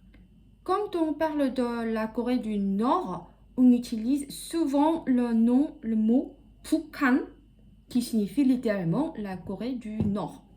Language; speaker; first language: French; non-native, fluent; Korean